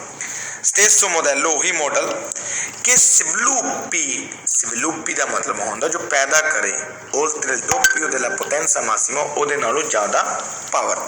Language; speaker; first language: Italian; non-native, fluent; Punjabi